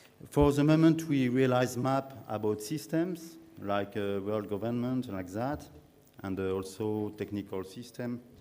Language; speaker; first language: English; non-native, learner; French